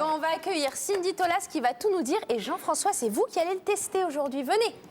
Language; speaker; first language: French; native; French